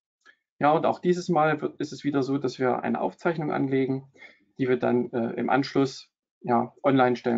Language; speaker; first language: German; native; German